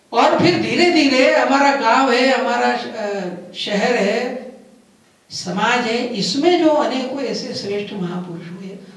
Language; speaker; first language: Hindi; non-native, local second language; Gujarati